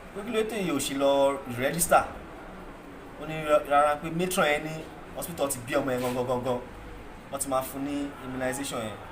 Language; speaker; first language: Yoruba; non-native, local second language; Igbo